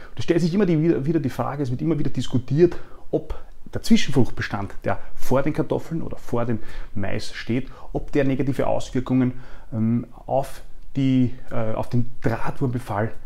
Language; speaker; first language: German; native; German